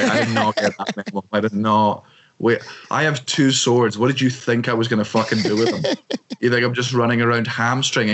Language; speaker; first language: English; native; English